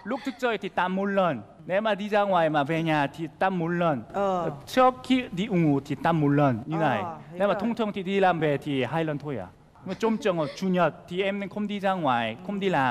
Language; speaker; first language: Vietnamese; non-native, fluent; Korean